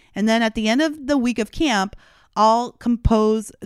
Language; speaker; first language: English; native; English